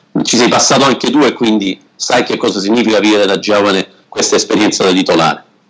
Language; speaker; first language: Italian; native; Italian